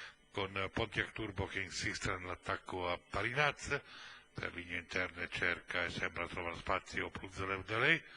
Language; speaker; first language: Italian; native; Italian